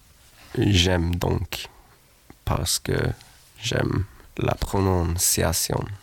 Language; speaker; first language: French; non-native, learner; Swedish